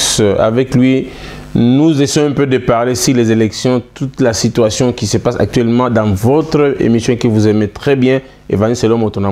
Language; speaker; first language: French; non-native, local second language; Lingala